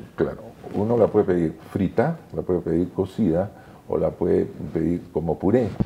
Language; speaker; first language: Spanish; native; Spanish